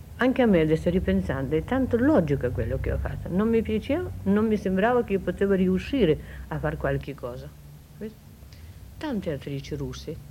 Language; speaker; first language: Italian; non-native, fluent; Russian